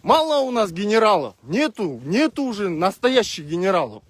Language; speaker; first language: Russian; non-native, local second language; Kyrgyz